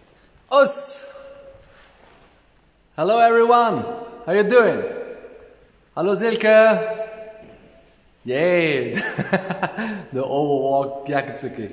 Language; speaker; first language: English; non-native, learner; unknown